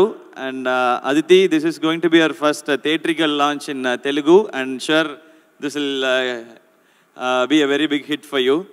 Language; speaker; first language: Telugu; non-native, learner; Tamil